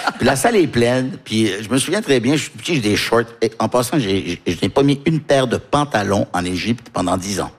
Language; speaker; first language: French; early bilingual, heritage; French